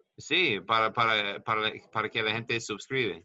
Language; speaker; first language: Spanish; non-native, learner; English